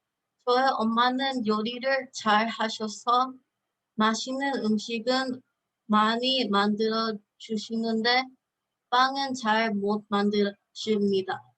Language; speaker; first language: Korean; early bilingual, heritage; Korean